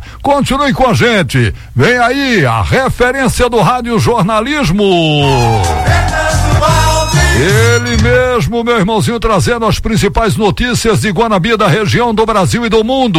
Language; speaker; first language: Portuguese; native; Portuguese